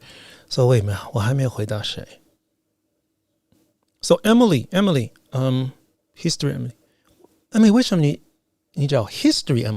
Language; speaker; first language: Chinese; non-native, fluent; English